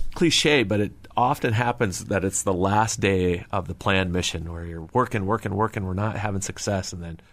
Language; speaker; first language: English; native; English